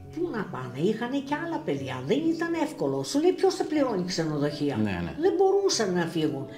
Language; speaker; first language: Greek; early bilingual, other home language; Russian